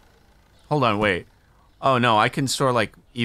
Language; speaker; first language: English; native; English